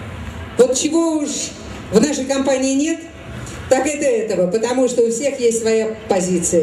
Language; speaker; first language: Russian; native; Russian